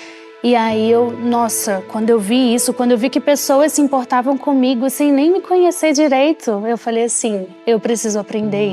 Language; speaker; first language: Portuguese; native; Portuguese